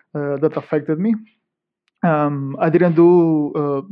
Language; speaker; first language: English; non-native, fluent; Spanish